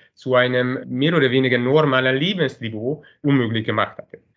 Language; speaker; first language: German; non-native, fluent; Hungarian